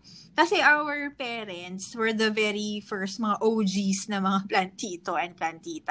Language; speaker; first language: English; non-native, local second language; Hiligaynon